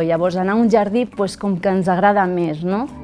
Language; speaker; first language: Catalan; early bilingual, other home language; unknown